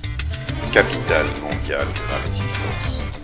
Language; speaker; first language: French; native; French